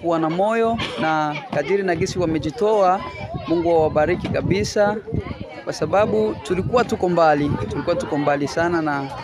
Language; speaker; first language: Swahili; native; Swahili